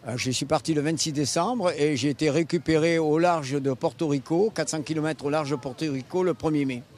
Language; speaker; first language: French; native; French